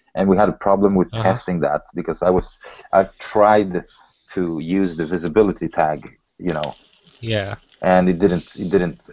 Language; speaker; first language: English; early bilingual, other home language; Polish